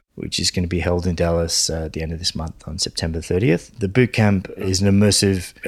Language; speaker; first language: English; native; English